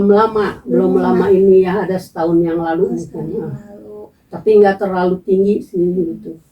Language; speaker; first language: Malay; non-native, local second language; Sundanese